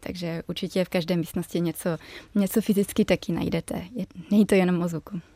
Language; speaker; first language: Czech; early bilingual, heritage; German